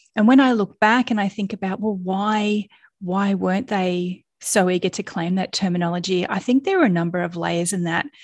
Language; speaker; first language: English; native; English